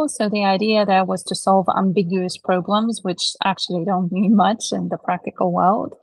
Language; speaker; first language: English; non-native, fluent; Russian